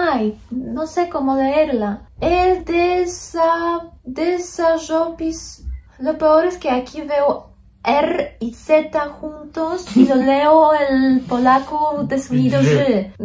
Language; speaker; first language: Spanish; non-native, fluent; Polish